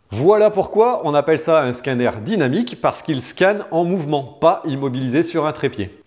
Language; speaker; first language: French; native; French